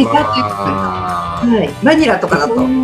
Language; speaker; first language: Japanese; native; Japanese